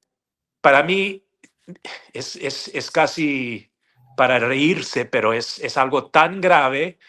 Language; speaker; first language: Spanish; non-native, fluent; English